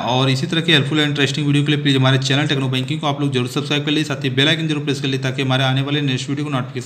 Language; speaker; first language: Hindi; native; Hindi